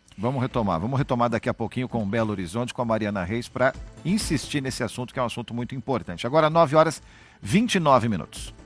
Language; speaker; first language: Portuguese; native; Portuguese